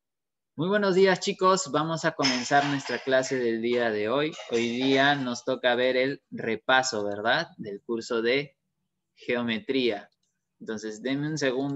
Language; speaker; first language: Spanish; native; Spanish